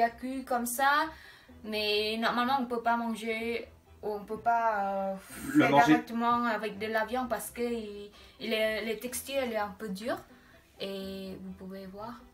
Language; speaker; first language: French; non-native, learner; Khmer